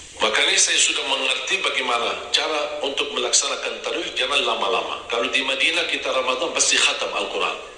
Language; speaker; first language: Indonesian; non-native, fluent; Arabic